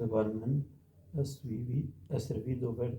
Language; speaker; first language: French; non-native, learner; Portuguese